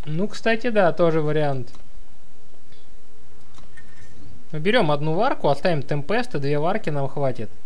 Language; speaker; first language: Russian; native; Russian